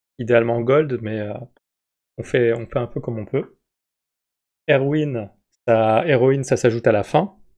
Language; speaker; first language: French; native; French